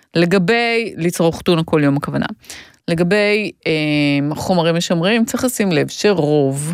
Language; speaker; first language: Hebrew; native; Hebrew